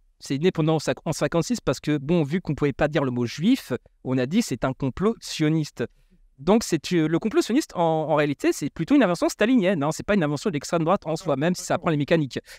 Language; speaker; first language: French; native; French